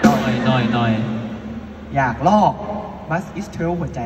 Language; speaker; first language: Thai; native; Thai